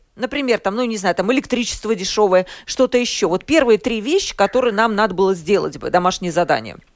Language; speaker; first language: Russian; native; Russian